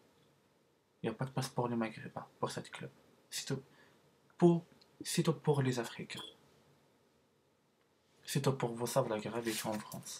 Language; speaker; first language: French; non-native, learner; Arabic